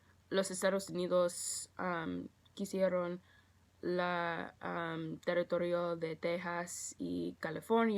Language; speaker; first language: Spanish; non-native, learner; English